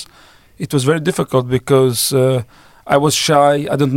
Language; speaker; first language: English; non-native, fluent; Swedish